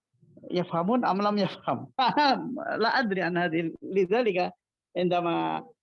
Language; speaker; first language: Arabic; non-native, fluent; Indonesian